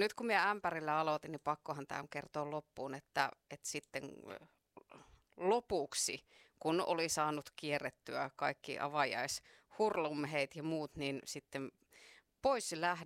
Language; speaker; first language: Finnish; native; Finnish